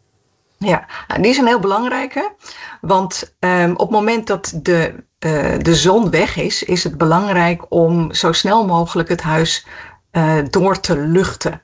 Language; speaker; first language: Dutch; native; Dutch